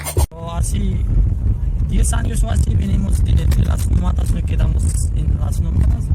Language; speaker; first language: Spanish; non-native, learner; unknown